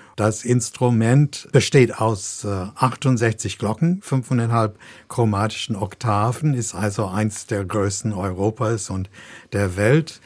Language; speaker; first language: German; non-native, fluent; English